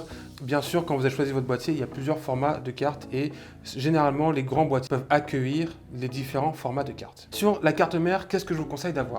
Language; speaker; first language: French; native; French